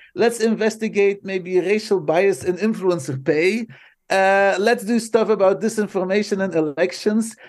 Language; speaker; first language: English; non-native, fluent; Dutch